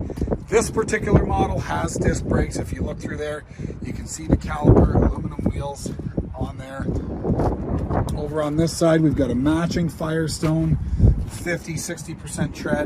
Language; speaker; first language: English; native; English